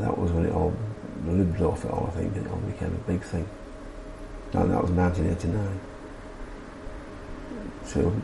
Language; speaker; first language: English; native; English